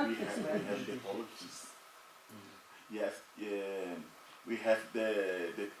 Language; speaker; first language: English; non-native, learner; Portuguese